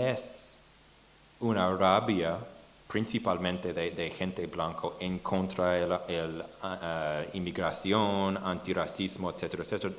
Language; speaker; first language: Spanish; non-native, fluent; English